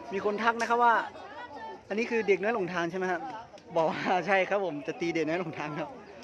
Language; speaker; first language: Thai; non-native, local second language; Lahu